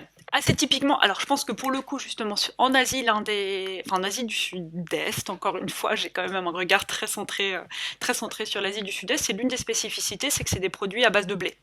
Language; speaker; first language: French; native; French